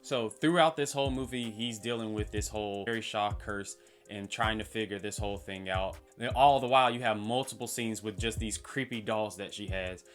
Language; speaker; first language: English; native; English